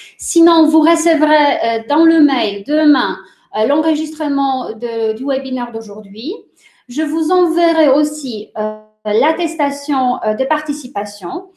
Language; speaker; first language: French; non-native, fluent; Polish